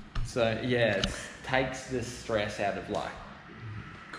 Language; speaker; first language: English; native; English